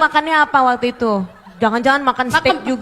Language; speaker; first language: Indonesian; native; Indonesian